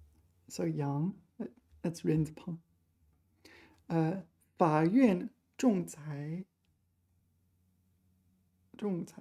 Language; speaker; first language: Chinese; non-native, learner; English